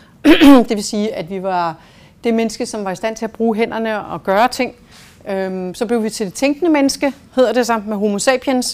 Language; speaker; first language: Danish; native; Danish